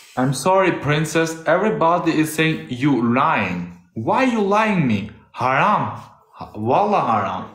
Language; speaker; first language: English; non-native, learner; Albanian